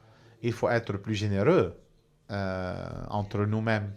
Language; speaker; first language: French; non-native, fluent; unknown